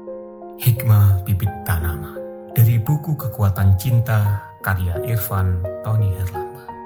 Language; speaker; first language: Indonesian; native; Indonesian